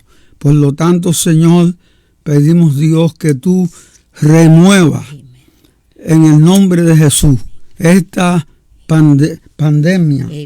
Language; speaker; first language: Spanish; native; Spanish